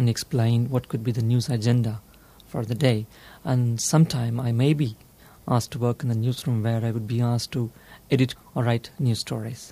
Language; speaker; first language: English; non-native, local second language; Tamil